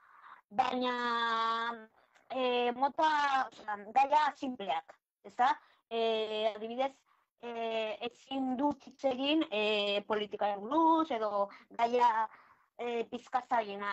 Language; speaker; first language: Basque; non-native, local second language; Spanish